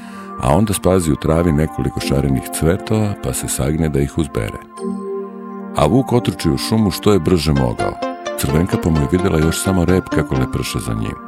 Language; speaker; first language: Serbian; native; Serbian